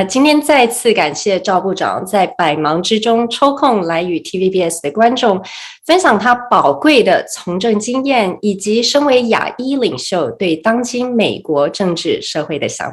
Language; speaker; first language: Chinese; native; Chinese